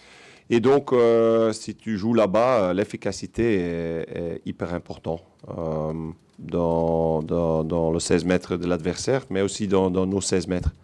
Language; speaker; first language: French; non-native, local second language; Dutch